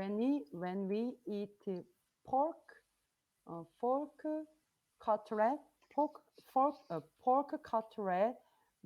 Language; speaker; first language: English; non-native, learner; Korean